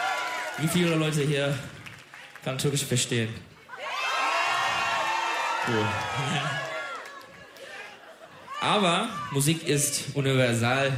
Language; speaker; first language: German; non-native, learner; Turkish